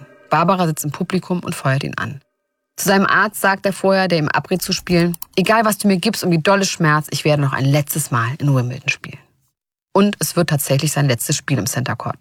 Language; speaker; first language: German; native; German